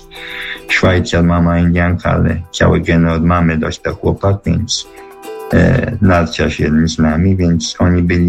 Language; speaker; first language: Polish; early bilingual, heritage; Polish